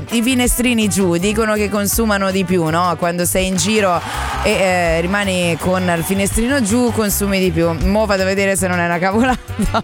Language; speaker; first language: Italian; native; Italian